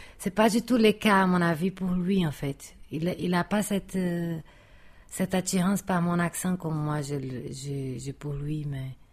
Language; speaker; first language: French; non-native, fluent; Portuguese